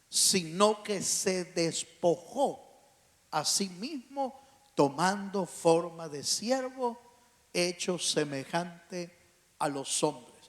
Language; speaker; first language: Spanish; native; Spanish